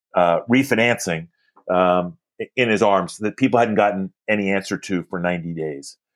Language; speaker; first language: English; native; English